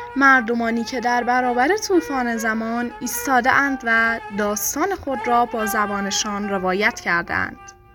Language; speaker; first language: Persian; non-native, local second language; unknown